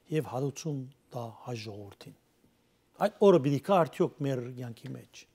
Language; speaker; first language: Armenian; early bilingual, heritage; Armenian